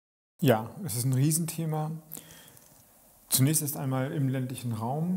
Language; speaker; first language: German; native; German